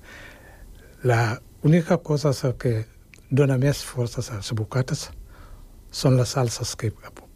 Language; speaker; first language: Catalan; non-native, fluent; Wolof